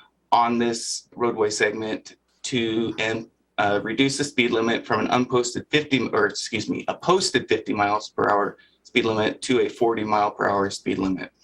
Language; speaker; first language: English; native; English